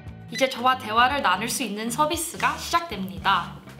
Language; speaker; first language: Korean; early bilingual, heritage; Korean